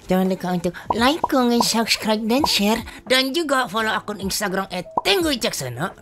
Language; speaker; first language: Indonesian; native; Indonesian